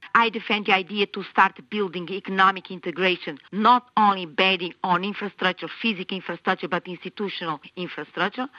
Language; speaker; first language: English; non-native, fluent; Kabuverdianu